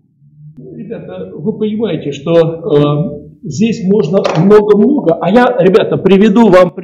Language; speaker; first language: Russian; native; Russian